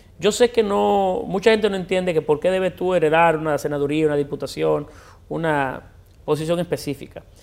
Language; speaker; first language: Spanish; native; Spanish